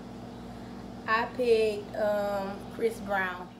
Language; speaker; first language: English; native; English